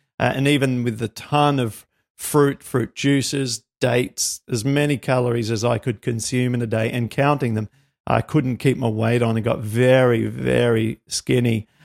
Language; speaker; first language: English; native; English